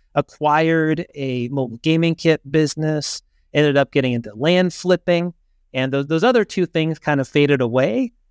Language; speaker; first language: English; native; English